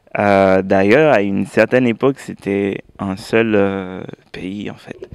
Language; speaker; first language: French; native; French